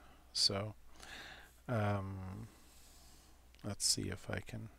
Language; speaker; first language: English; native; English